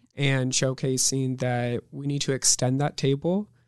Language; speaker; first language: English; native; English